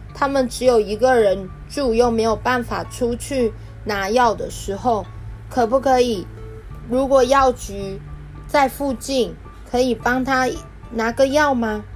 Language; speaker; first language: Chinese; native; Chinese